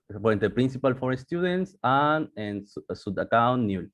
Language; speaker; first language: English; non-native, learner; Spanish